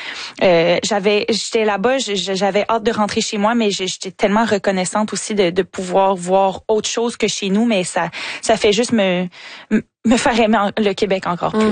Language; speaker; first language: French; native; French